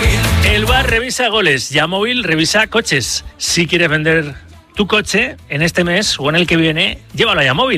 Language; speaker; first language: Spanish; native; Spanish